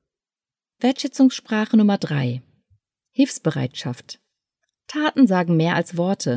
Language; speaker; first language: German; native; German